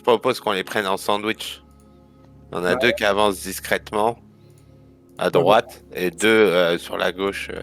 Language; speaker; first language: French; native; French